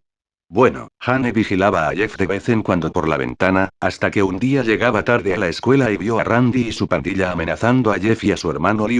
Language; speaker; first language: Spanish; native; Spanish